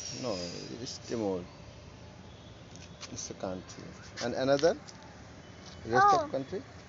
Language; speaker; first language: English; non-native, learner; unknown